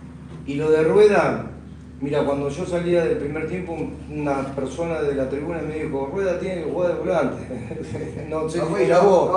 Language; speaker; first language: Spanish; native; Spanish